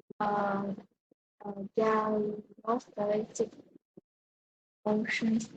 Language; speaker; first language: English; non-native, learner; Vietnamese